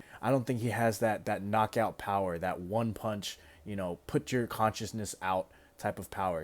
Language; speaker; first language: English; native; English